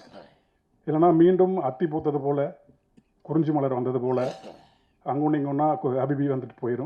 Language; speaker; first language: Tamil; native; Tamil